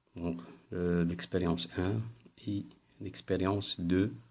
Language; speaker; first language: French; non-native, local second language; Arabic